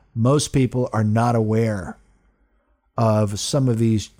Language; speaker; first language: English; early bilingual, other home language; Italian